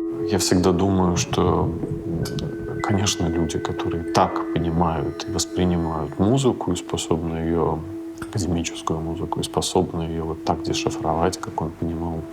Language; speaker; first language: Russian; native; Russian